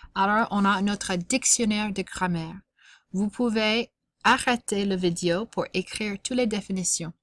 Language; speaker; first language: French; non-native, fluent; English